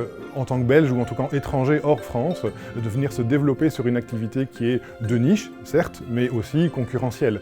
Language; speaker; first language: French; native; French